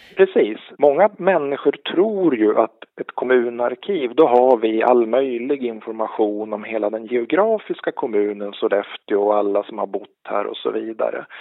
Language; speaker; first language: Swedish; native; Swedish